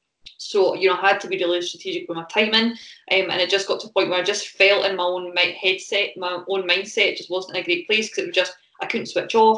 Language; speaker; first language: English; native; English